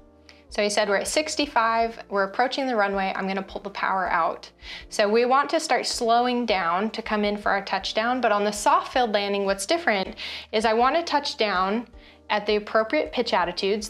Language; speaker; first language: English; native; English